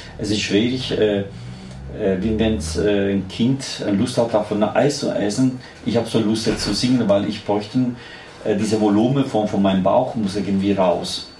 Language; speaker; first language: German; non-native, fluent; Italian